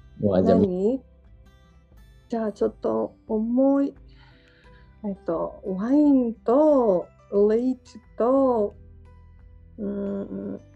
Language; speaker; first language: Japanese; non-native, learner; Georgian